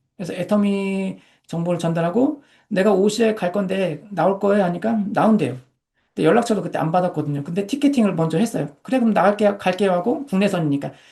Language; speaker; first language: Korean; native; Korean